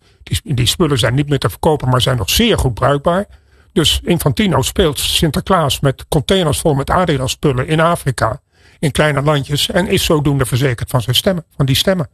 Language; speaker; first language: Dutch; native; Dutch